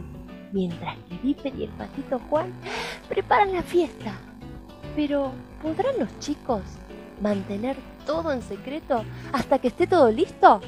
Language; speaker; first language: Spanish; native; Spanish